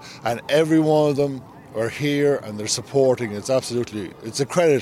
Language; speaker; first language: English; native; English